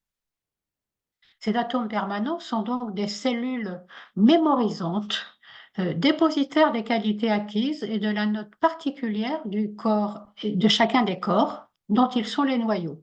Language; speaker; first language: French; native; French